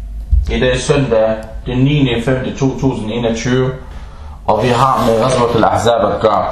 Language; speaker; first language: Danish; non-native, fluent; Arabic